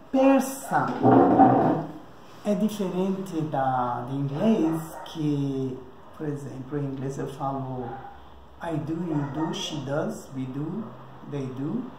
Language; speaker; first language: Portuguese; non-native, fluent; Persian